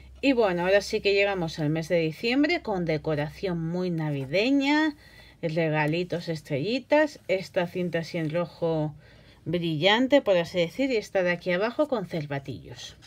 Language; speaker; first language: Spanish; native; Spanish